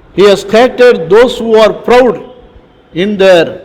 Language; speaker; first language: English; non-native, local second language; Tamil